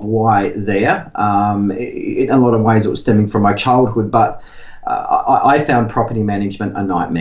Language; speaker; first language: English; native; English